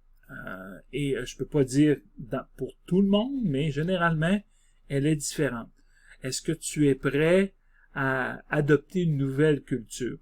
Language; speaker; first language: French; native; French